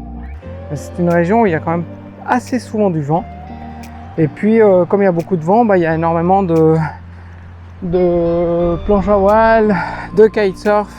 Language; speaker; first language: French; native; French